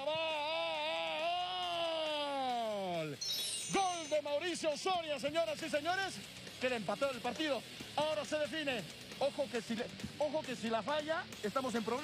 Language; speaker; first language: Spanish; native; Spanish